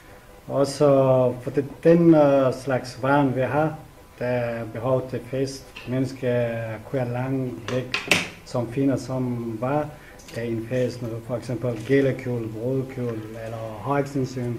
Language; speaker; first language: Danish; non-native, learner; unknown